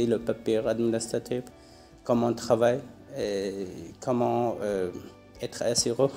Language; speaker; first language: French; non-native, learner; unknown